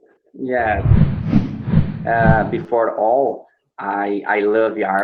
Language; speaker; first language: English; non-native, learner; Portuguese